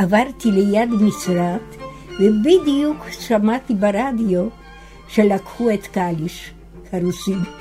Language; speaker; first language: Hebrew; non-native, fluent; Yiddish